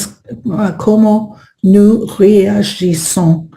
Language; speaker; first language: French; non-native, learner; Spanish